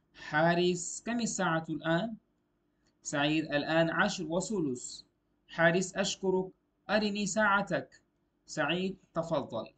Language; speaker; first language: Arabic; non-native, fluent; Urdu